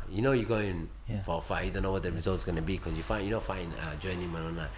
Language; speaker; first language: English; early bilingual, other home language; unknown